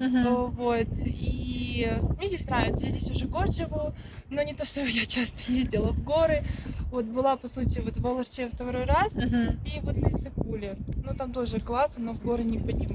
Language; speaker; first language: Russian; native; Russian